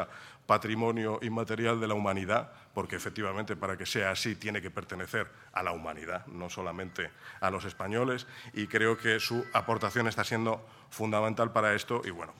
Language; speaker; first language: Spanish; native; Spanish